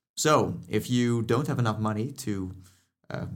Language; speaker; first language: English; non-native, fluent; Dutch